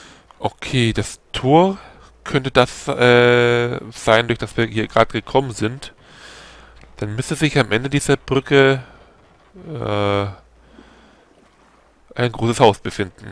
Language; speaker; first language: German; native; German